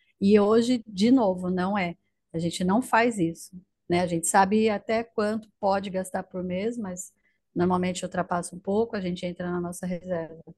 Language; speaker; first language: Portuguese; native; Portuguese